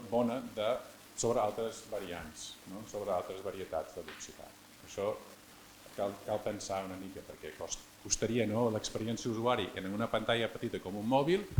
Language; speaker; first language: Catalan; non-native, fluent; English